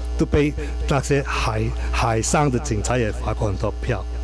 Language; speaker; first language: Chinese; native; Chinese